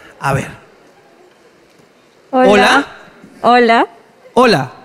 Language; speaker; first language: Spanish; native; Spanish